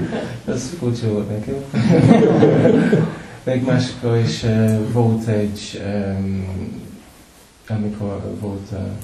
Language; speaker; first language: Hungarian; non-native, learner; English